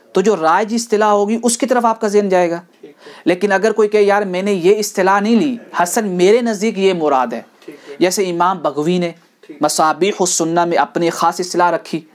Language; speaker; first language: Urdu; non-native, local second language; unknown